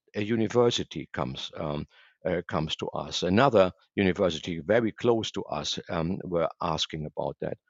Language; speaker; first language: English; non-native, fluent; German